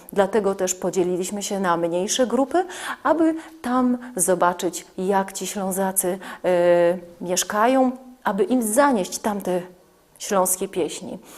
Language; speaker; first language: Polish; native; Polish